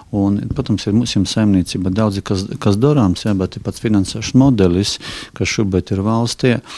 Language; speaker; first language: Latvian; non-native, local second language; Russian